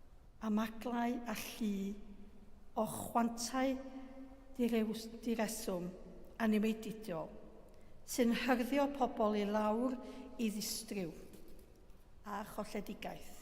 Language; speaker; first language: Welsh; native; Welsh